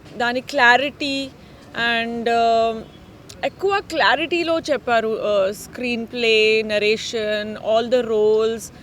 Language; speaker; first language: Telugu; non-native, fluent; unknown